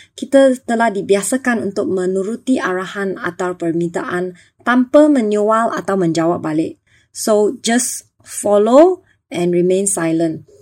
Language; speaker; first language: Malay; non-native, local second language; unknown